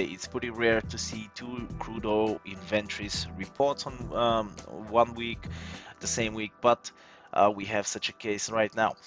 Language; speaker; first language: English; non-native, fluent; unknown